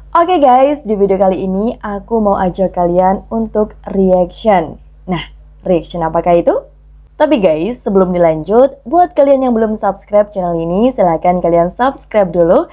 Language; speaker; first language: Indonesian; native; Indonesian